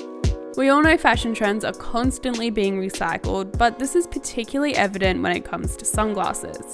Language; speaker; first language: English; native; English